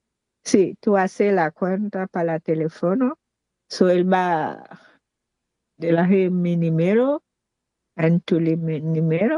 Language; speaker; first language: Spanish; non-native, learner; Haitian Creole